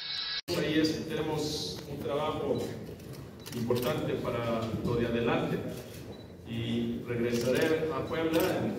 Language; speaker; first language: Spanish; early bilingual, heritage; English